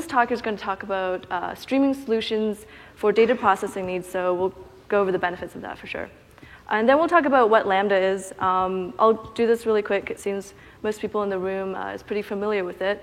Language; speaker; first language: English; native; English